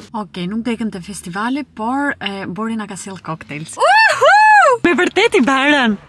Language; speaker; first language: Albanian; early bilingual, heritage; Albanian